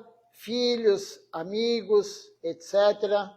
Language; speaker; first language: Portuguese; native; Portuguese